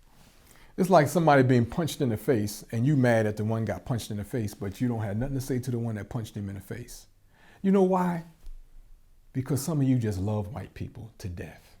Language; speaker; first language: English; native; English